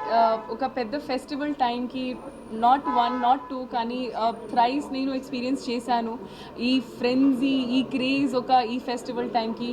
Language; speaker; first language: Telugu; non-native, fluent; Hindi